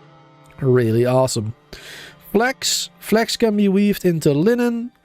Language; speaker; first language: English; native; English